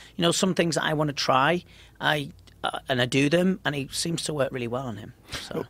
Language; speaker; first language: English; native; English